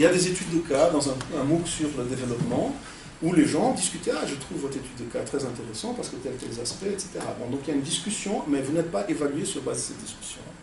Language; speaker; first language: French; non-native, fluent; Portuguese